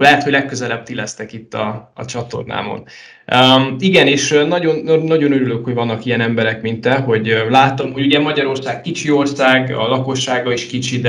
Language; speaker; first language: Hungarian; non-native, fluent; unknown